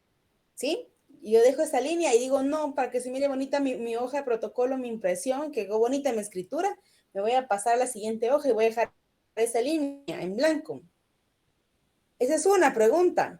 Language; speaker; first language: Spanish; native; Spanish